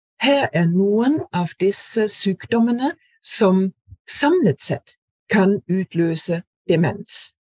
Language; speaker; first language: Norwegian; non-native, fluent; German